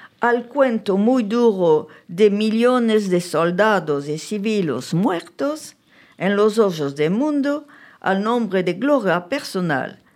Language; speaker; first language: Spanish; early bilingual, heritage; French